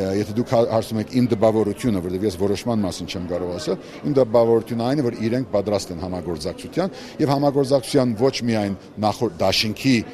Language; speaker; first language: Armenian; early bilingual, heritage; Armenian